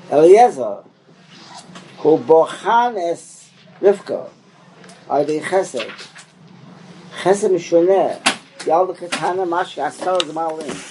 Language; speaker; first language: Hebrew; non-native, fluent; English